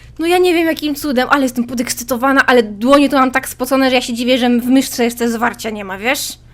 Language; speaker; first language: Polish; native; Polish